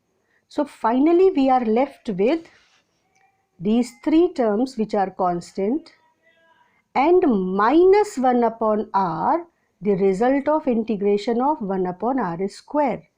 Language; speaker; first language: English; non-native, local second language; Hindi